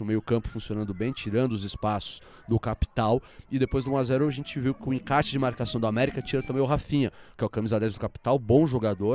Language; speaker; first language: Portuguese; native; Portuguese